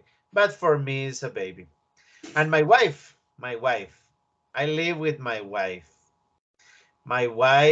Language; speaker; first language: English; non-native, learner; Spanish